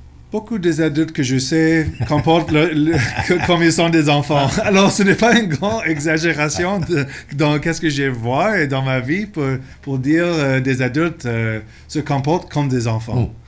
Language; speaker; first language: French; non-native, local second language; English